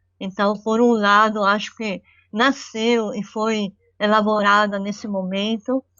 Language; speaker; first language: Portuguese; non-native, fluent; Italian